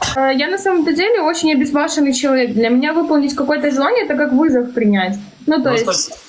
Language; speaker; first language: Ukrainian; native; Ukrainian